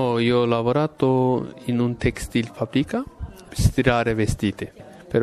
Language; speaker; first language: Italian; non-native, learner; Kurdish